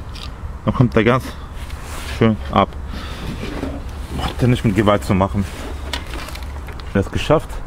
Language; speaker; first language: German; early bilingual, other home language; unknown